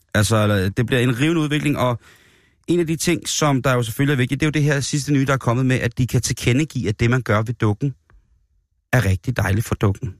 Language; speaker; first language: Danish; native; Danish